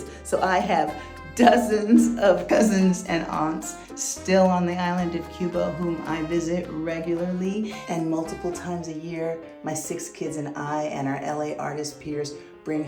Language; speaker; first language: English; early bilingual, other home language; Spanish